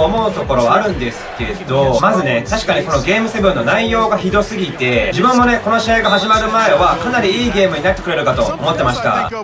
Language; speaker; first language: Japanese; native; Japanese